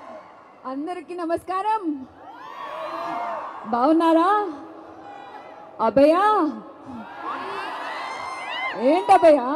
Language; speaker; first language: Telugu; non-native, learner; Malayalam